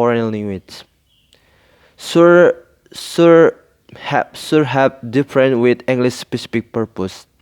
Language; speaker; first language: English; non-native, learner; Indonesian